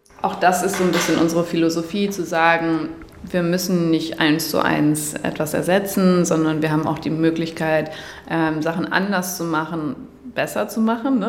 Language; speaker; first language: German; native; German